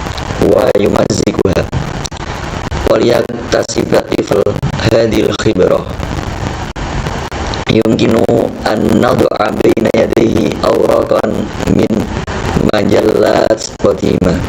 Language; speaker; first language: Arabic; non-native, learner; Indonesian